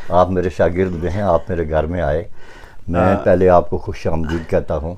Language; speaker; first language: Urdu; non-native, local second language; Pahari-Potwari